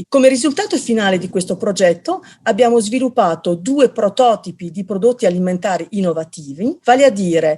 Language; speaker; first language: Italian; native; Italian